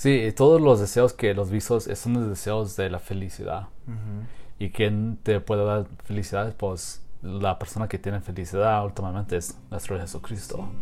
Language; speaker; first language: Spanish; non-native, learner; English